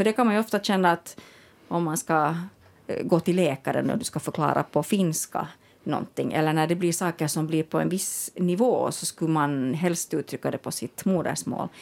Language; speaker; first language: Swedish; native; Swedish